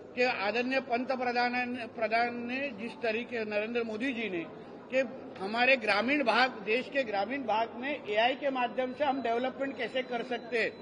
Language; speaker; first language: Hindi; non-native, local second language; Marathi